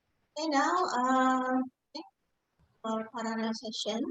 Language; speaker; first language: English; non-native, fluent; Indonesian